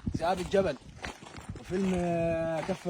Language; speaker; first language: Arabic; native; Arabic